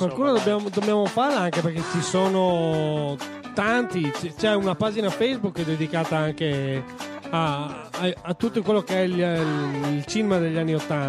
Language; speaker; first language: Italian; native; Italian